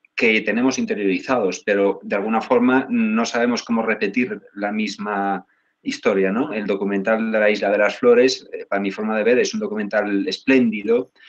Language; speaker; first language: Spanish; native; Spanish